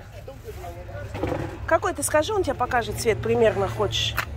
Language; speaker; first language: Russian; native; Russian